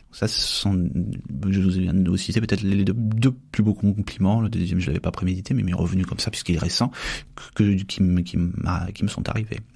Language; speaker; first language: French; native; French